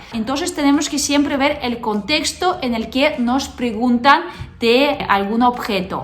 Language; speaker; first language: Spanish; non-native, fluent; Russian